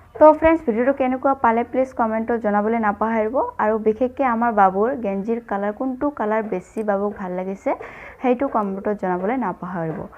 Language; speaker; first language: Assamese; non-native, local second language; Bangla